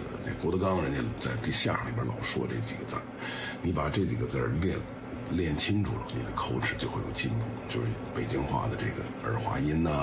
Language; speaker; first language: Chinese; native; Chinese